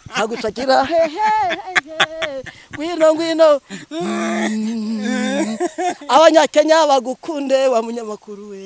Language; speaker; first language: Kinyarwanda; native; Kinyarwanda